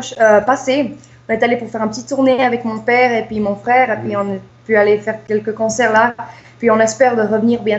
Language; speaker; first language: French; early bilingual, heritage; English